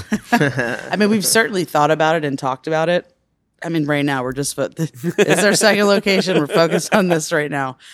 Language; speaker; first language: English; native; English